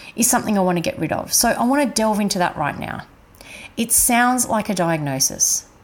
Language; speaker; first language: English; native; English